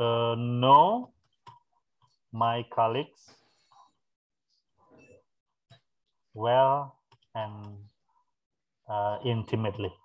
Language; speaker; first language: English; non-native, fluent; Indonesian